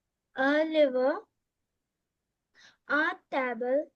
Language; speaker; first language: French; non-native, learner; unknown